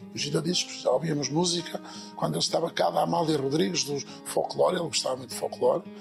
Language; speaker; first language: Portuguese; native; Portuguese